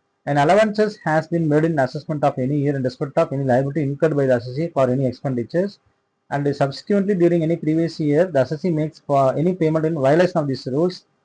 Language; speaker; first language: English; non-native, local second language; Tamil